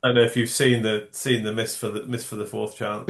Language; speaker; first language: English; native; English